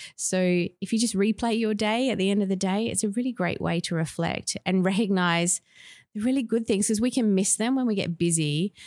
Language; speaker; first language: English; native; English